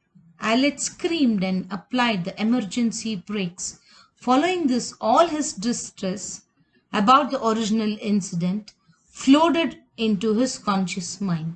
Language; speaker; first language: English; non-native, local second language; Kannada